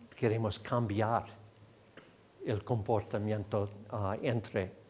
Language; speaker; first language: Spanish; non-native, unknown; English